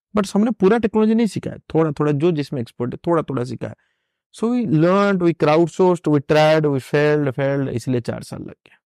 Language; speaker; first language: Hindi; non-native, local second language; Odia